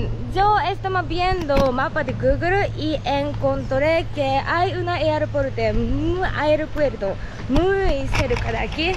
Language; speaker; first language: Spanish; non-native, learner; Japanese